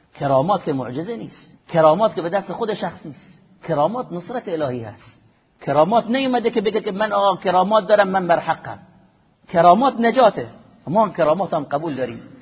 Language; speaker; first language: Persian; native; Persian